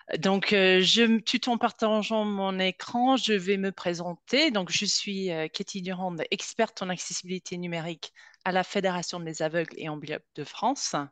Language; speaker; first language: French; native; French